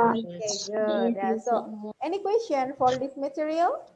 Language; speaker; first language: English; non-native, fluent; Indonesian